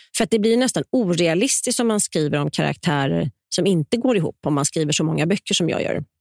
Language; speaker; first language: Swedish; native; Swedish